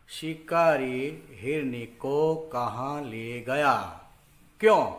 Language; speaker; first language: Hindi; non-native, local second language; Gujarati